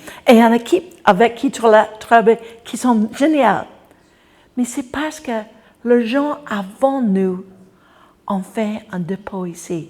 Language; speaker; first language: French; non-native, fluent; English